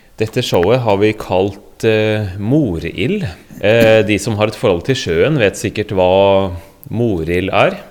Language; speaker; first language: Norwegian; native; Norwegian